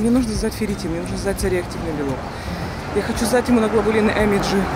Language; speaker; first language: Russian; native; Russian